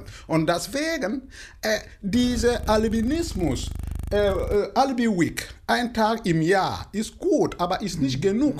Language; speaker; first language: German; non-native, learner; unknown